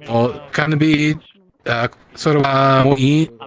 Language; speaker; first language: Japanese; non-native, learner; Spanish